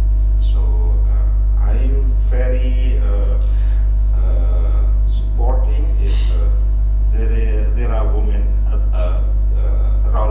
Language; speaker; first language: English; non-native, learner; Indonesian